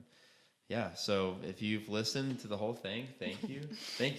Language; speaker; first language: English; native; English